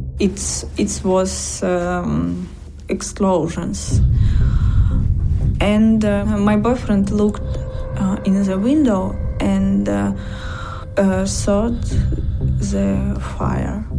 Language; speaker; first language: English; non-native, learner; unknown